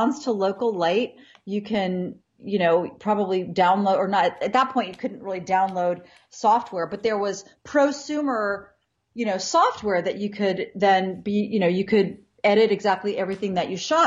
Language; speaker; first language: English; native; English